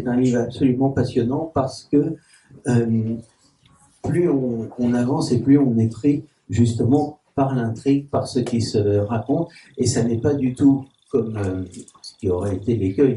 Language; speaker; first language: French; native; French